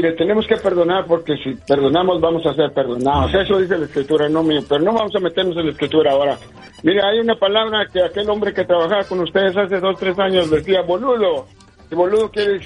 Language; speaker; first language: Spanish; early bilingual, heritage; Spanish